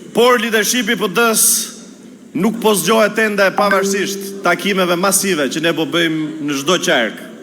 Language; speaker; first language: Albanian; native; Albanian